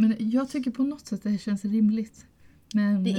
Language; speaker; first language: Swedish; native; Swedish